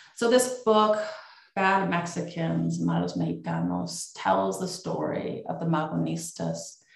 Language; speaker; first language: English; native; English